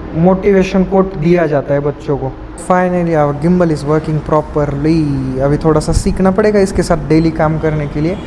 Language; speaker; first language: Hindi; non-native, local second language; Marathi